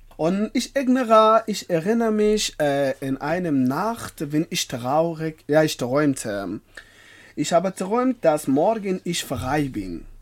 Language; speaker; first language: German; non-native, learner; Persian